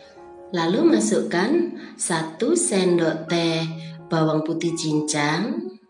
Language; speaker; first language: Indonesian; native; Indonesian